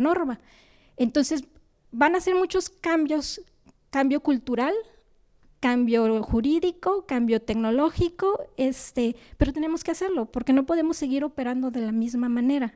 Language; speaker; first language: Spanish; native; Spanish